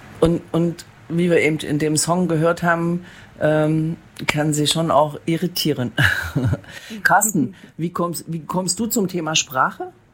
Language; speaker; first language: German; native; German